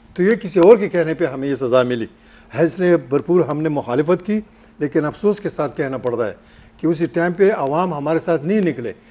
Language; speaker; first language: Urdu; non-native, local second language; Pashto